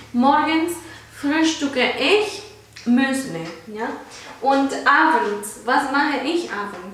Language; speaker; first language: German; non-native, fluent; Spanish